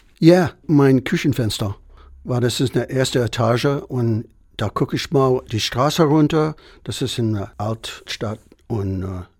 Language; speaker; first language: German; non-native, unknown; English